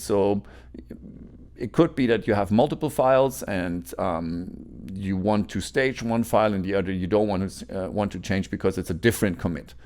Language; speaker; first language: English; non-native, fluent; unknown